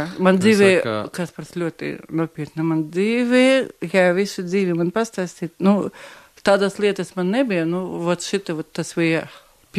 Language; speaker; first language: Latvian; non-native, local second language; Russian